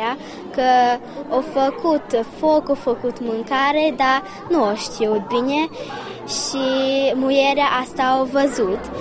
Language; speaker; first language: Romanian; non-native, local second language; Hungarian